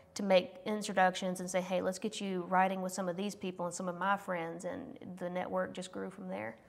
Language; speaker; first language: English; native; English